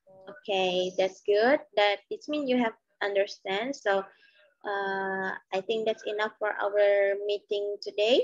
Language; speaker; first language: English; non-native, learner; Indonesian